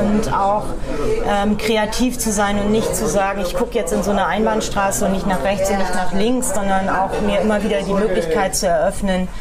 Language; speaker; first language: German; native; German